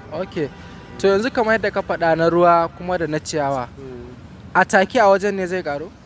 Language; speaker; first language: Hausa; native; Hausa